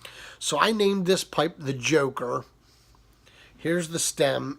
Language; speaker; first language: English; native; English